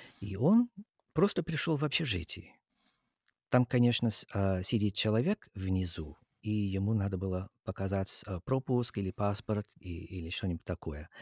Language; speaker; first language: Russian; non-native, fluent; English